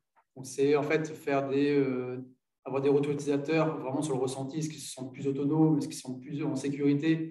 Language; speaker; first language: French; native; French